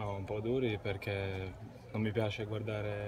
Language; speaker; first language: Italian; non-native, learner; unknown